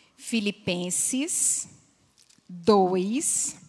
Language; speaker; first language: Portuguese; native; Portuguese